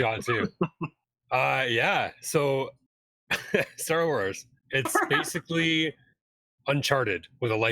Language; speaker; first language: English; native; English